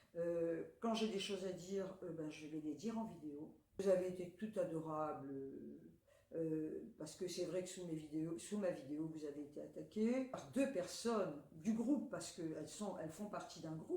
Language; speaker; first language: French; native; French